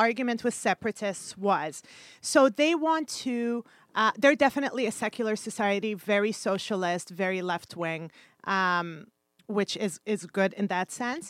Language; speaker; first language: English; native; English